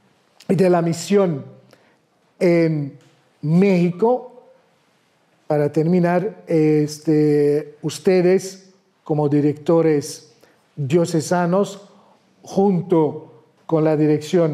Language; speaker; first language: Spanish; non-native, fluent; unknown